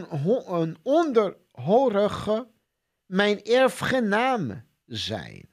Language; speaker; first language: Dutch; non-native, fluent; Portuguese